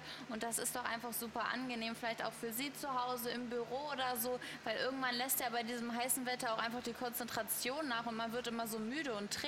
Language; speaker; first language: German; native; German